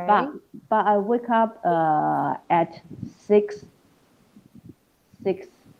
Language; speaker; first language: English; non-native, learner; Chinese